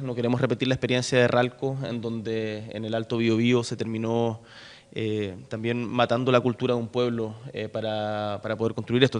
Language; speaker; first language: Spanish; native; Spanish